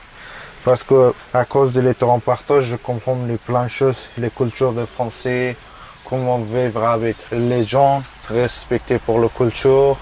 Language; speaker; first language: French; non-native, learner; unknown